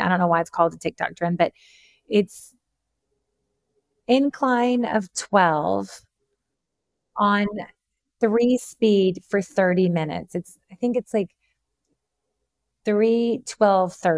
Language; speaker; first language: English; native; English